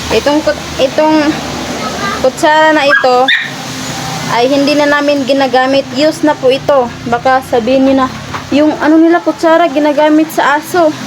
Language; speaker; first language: Filipino; non-native, local second language; Cebuano